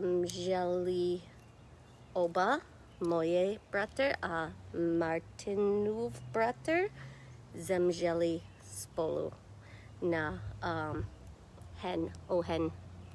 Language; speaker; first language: Czech; non-native, learner; English